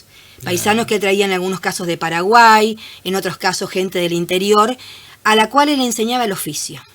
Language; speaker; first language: Spanish; native; Spanish